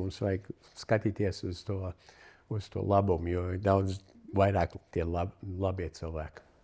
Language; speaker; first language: Latvian; early bilingual, heritage; Latvian